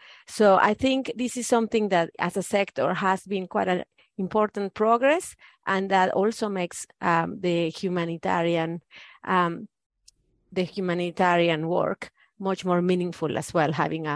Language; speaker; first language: English; non-native, fluent; Spanish